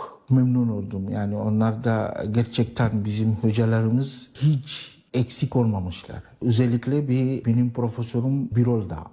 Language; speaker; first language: Turkish; non-native, learner; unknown